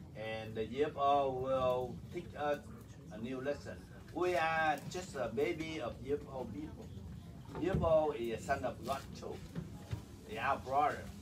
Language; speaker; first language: English; non-native, learner; Vietnamese